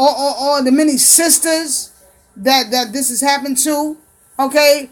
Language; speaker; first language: English; native; English